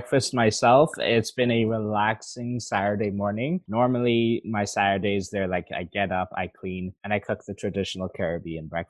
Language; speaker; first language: English; native; English